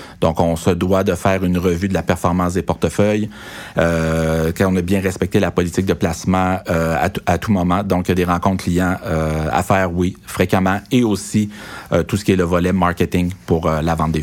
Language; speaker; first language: French; native; French